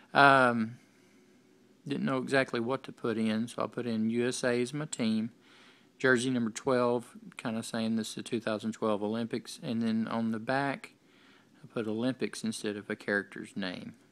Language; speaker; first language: English; native; English